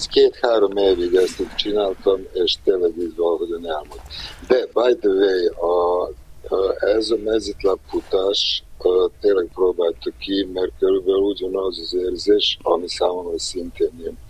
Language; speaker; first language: Hungarian; non-native, fluent; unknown